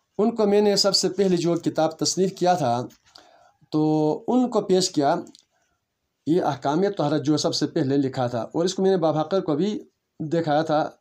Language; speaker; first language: Urdu; non-native, local second language; Balti